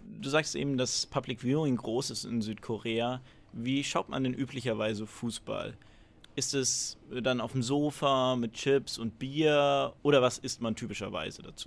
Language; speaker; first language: German; native; German